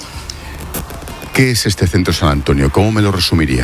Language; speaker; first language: Spanish; native; Spanish